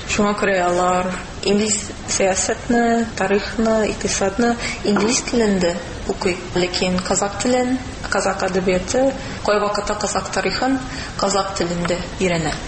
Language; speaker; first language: Tatar; non-native, fluent; English